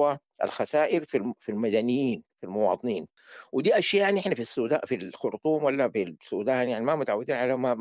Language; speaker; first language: Arabic; native; Arabic